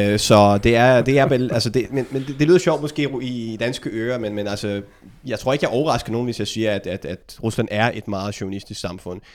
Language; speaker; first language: Danish; early bilingual, other home language; Russian